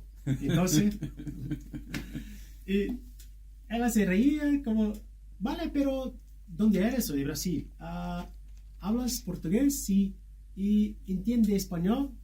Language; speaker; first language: Spanish; non-native, fluent; Portuguese